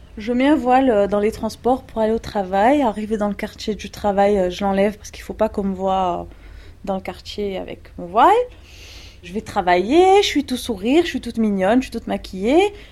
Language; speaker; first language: French; native; French